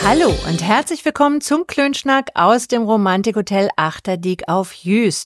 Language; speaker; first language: German; native; German